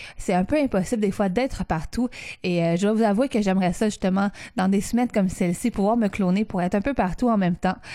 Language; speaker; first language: French; native; French